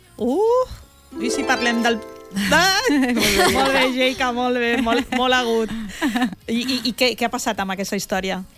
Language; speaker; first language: Catalan; native; Catalan